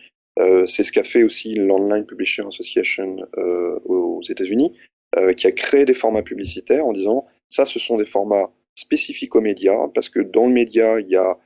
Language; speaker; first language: French; native; French